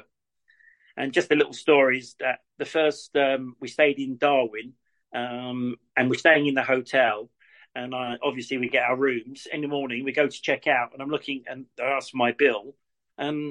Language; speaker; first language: English; native; English